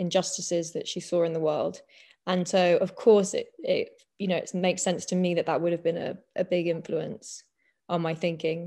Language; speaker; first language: English; native; English